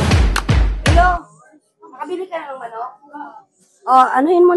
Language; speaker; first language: Filipino; native; Filipino